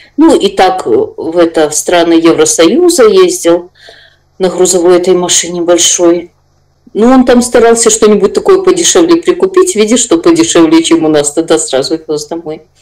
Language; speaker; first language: Russian; native; Russian